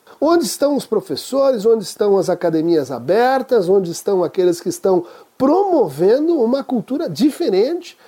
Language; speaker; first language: Portuguese; native; Portuguese